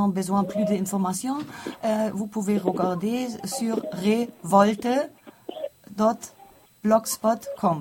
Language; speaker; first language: French; non-native, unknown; German